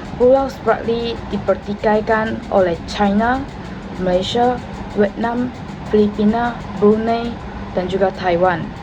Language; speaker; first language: Malay; non-native, local second language; Chinese